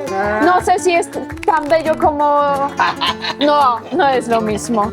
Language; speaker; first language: Spanish; non-native, fluent; Polish